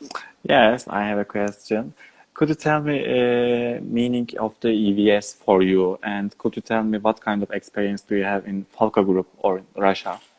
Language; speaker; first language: English; non-native, learner; Turkish